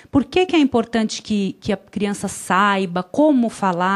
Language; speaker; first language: Portuguese; native; Portuguese